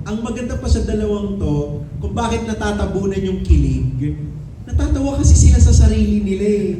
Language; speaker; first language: Filipino; native; Filipino